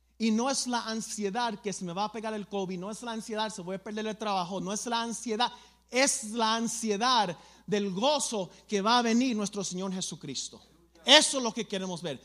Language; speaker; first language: Spanish; early bilingual, other home language; English